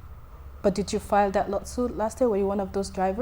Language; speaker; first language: English; non-native, fluent; Arabic